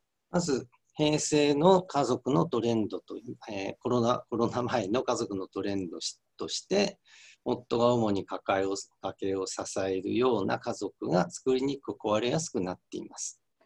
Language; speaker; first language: Japanese; native; Japanese